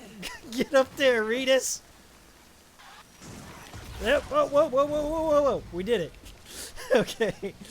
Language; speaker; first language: English; native; English